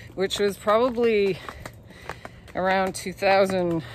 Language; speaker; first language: English; native; English